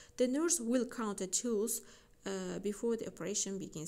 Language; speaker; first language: English; non-native, fluent; Azerbaijani